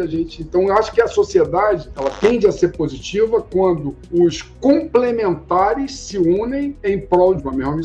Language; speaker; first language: Portuguese; native; Portuguese